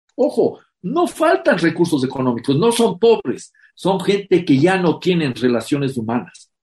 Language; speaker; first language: Spanish; native; Spanish